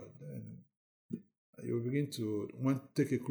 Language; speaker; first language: English; non-native, local second language; Igbo